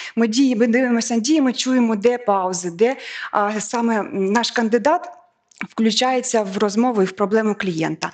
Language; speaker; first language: Ukrainian; native; Ukrainian